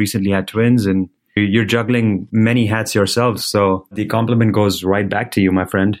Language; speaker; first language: English; non-native, local second language; Hindi